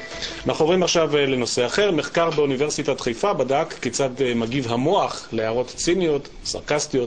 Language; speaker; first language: Hebrew; native; Hebrew